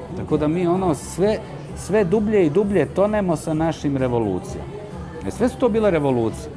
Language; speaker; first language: Croatian; native; Croatian